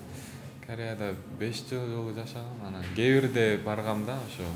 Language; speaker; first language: Kyrgyz; early bilingual, other home language; Korean